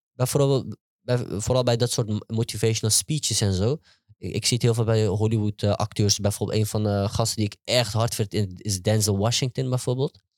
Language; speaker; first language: Dutch; early bilingual, heritage; Turkish